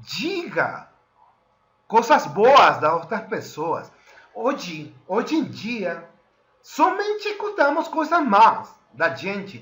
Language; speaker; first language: Portuguese; non-native, fluent; Spanish